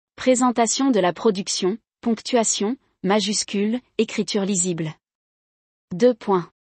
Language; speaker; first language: French; non-native, local second language; Arabic